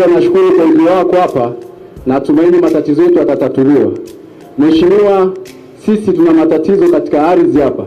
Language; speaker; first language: Swahili; native; Swahili